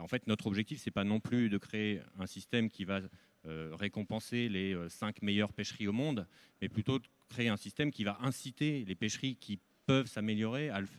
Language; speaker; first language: French; native; French